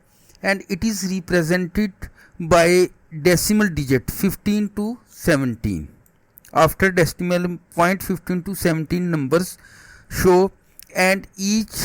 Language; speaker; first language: English; non-native, learner; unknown